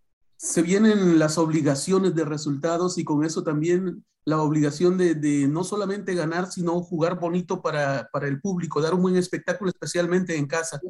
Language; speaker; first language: Spanish; native; Spanish